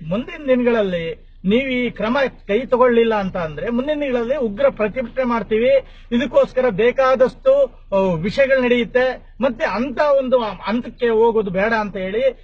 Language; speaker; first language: Kannada; native; Kannada